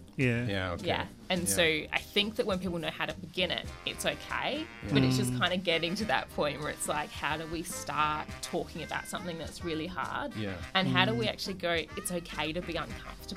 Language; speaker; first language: English; native; English